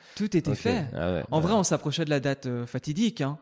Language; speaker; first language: French; native; French